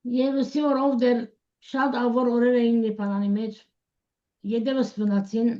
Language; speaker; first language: Armenian; early bilingual, heritage; Armenian